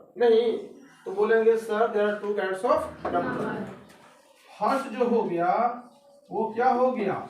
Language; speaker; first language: Hindi; native; Hindi